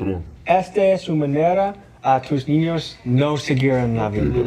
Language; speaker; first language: Spanish; non-native, learner; English